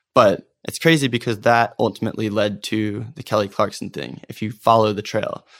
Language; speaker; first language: English; native; English